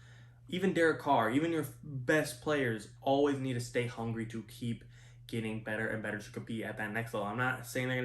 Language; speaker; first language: English; native; English